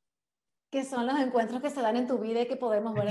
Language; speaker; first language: Spanish; native; Spanish